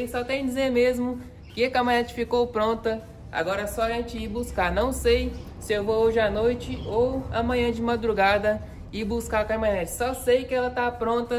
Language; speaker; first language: Portuguese; native; Portuguese